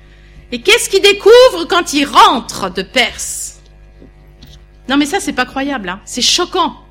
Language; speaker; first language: French; native; French